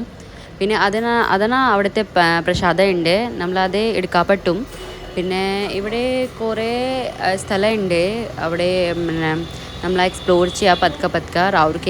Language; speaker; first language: Malayalam; non-native, learner; Hindi